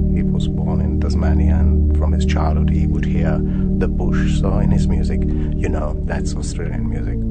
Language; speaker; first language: English; non-native, fluent; Czech